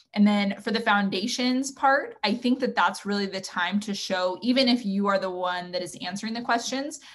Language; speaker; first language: English; native; English